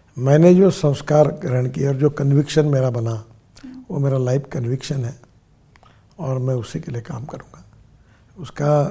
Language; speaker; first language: Hindi; non-native, local second language; Marathi